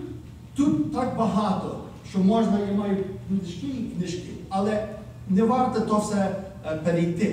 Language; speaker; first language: Ukrainian; early bilingual, heritage; Ukrainian